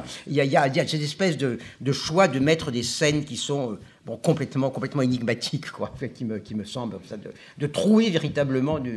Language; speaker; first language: French; native; French